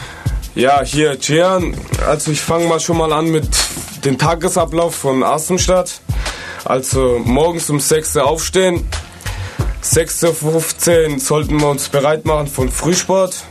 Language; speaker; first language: German; native; German